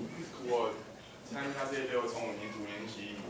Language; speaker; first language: Chinese; early bilingual, heritage; English